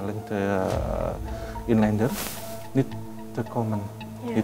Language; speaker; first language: Dutch; non-native, learner; Indonesian